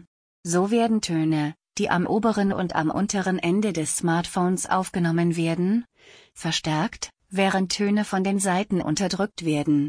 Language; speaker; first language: German; native; German